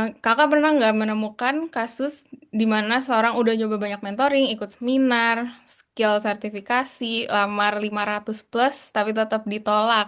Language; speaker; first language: Indonesian; native; Indonesian